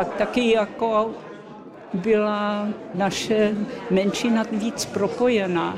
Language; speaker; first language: Czech; early bilingual, heritage; Czech